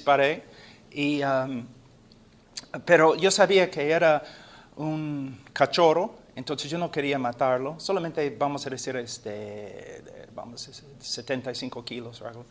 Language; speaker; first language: Spanish; non-native, fluent; English